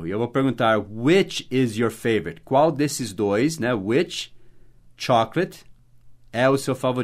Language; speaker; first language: Portuguese; non-native, fluent; English